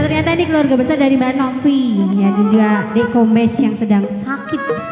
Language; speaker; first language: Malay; non-native, local second language; Javanese